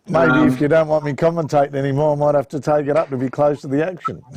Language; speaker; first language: English; native; English